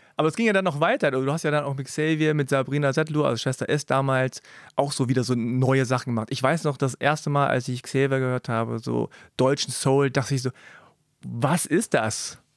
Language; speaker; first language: German; early bilingual, other home language; Korean